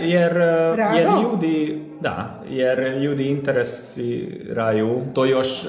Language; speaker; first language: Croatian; non-native, local second language; Hungarian